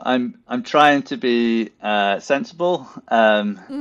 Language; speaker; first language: English; native; English